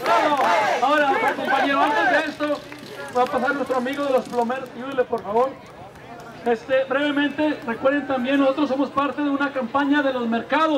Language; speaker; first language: Spanish; native; Spanish